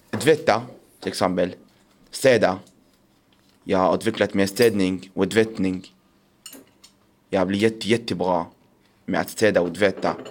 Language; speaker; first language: Swedish; non-native, learner; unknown